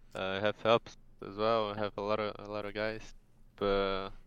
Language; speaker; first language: English; non-native, fluent; Portuguese